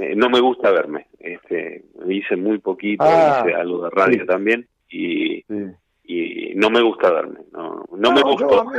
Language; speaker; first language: Spanish; native; Spanish